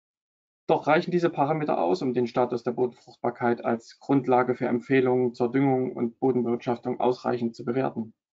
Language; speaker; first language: German; native; German